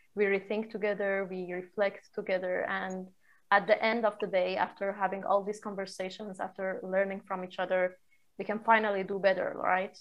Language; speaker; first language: English; non-native, fluent; Persian